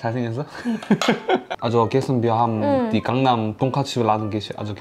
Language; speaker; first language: Korean; native; Korean